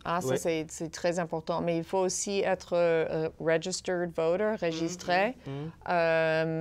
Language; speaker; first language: French; non-native, fluent; English